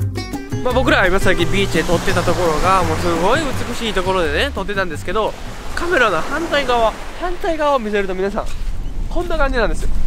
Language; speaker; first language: Japanese; native; Japanese